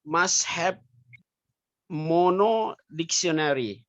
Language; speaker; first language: English; non-native, learner; Indonesian